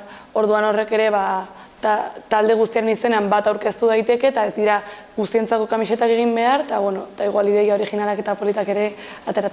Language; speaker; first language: Basque; native; Basque